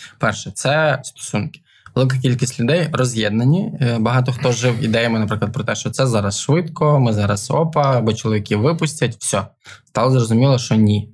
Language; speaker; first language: Ukrainian; native; Ukrainian